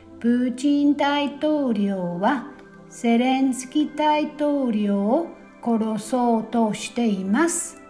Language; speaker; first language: Japanese; non-native, fluent; German